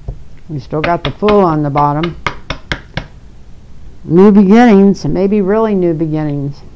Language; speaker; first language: English; native; English